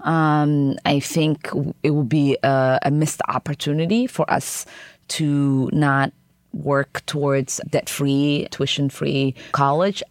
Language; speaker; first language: English; early bilingual, other home language; Somali